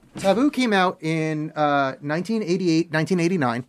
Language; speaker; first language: English; native; English